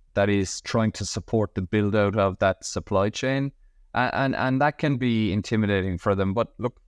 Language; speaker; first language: English; native; English